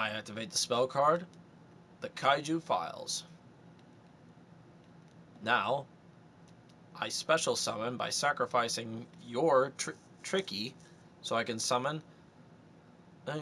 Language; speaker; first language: English; native; English